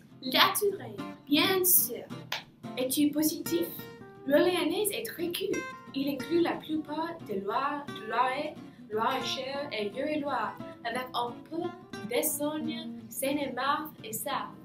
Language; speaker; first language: French; non-native, learner; English